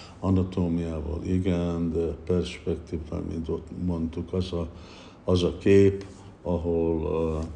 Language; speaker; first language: Hungarian; early bilingual, heritage; Hungarian